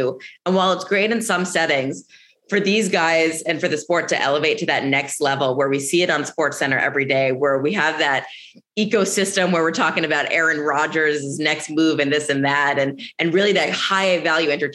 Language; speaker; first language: English; native; English